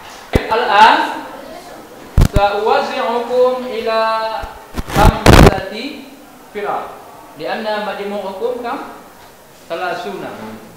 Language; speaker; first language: Arabic; non-native, fluent; Indonesian